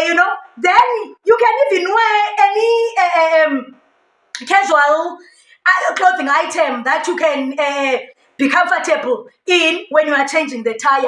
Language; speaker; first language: English; non-native, local second language; Xhosa